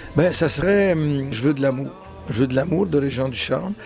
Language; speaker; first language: French; native; French